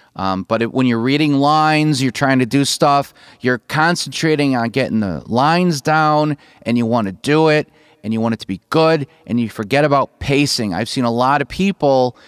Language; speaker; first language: English; native; English